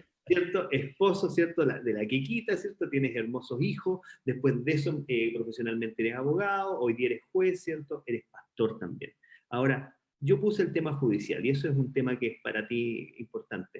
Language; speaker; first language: Spanish; native; Spanish